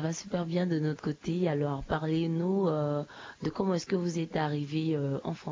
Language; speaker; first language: French; non-native, local second language; Sango